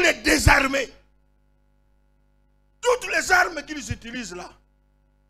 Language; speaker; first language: French; non-native, local second language; Lingala